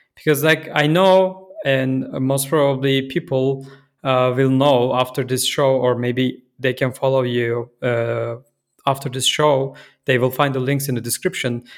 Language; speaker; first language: English; non-native, fluent; Turkish